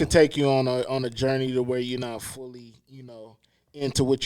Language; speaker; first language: English; native; English